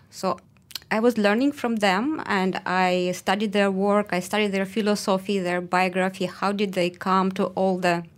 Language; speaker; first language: English; non-native, fluent; Russian